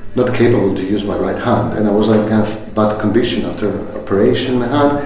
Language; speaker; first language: English; non-native, fluent; Greek